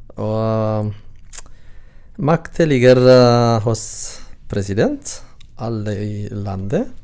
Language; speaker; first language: Norwegian; non-native, learner; Tigrinya